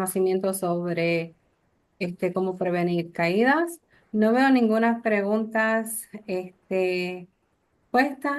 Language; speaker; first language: Spanish; early bilingual, heritage; Spanish